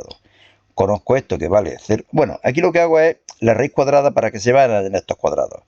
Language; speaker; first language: Spanish; native; Spanish